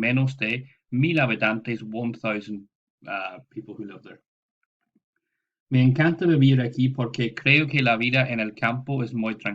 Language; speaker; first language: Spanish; non-native, fluent; English